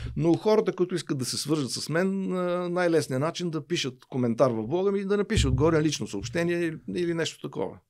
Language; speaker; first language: Bulgarian; native; Bulgarian